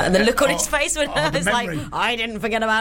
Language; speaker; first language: English; native; English